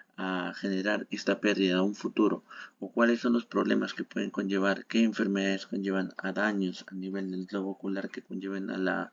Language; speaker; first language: Spanish; native; Spanish